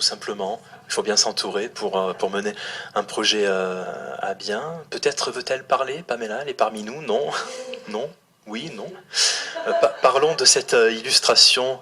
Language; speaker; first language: French; native; French